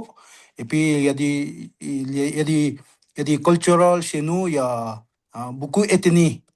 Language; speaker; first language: French; non-native, learner; Sherpa